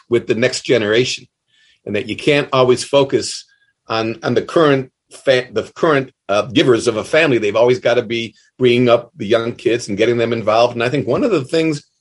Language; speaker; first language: English; native; English